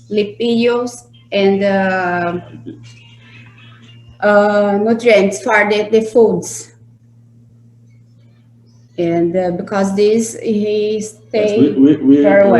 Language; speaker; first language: English; non-native, learner; Portuguese